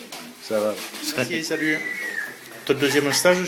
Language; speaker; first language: French; native; French